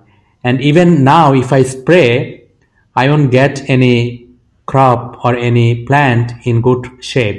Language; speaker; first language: English; non-native, local second language; Bangla